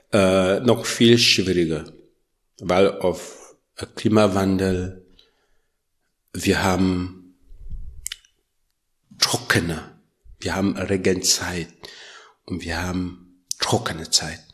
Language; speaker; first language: German; non-native, learner; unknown